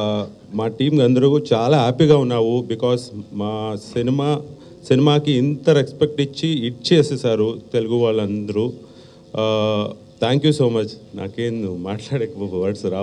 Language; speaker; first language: Telugu; non-native, learner; Kannada